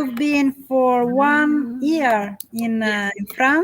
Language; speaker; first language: English; non-native, fluent; Italian